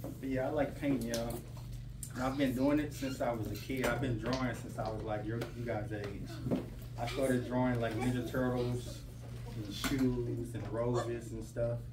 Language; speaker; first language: English; native; English